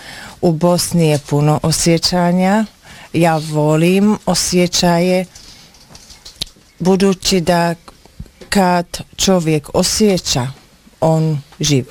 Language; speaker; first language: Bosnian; non-native, learner; Slovak